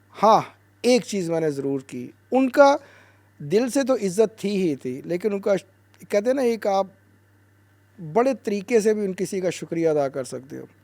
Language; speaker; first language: Urdu; native; Urdu